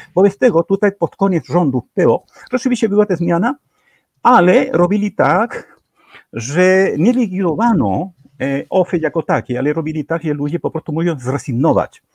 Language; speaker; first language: Polish; non-native, fluent; Spanish